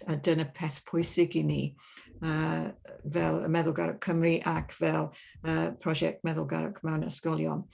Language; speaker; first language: Welsh; non-native, learner; English